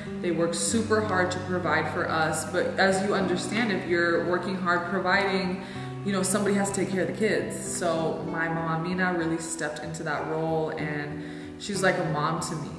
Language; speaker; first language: English; early bilingual, other home language; Spanish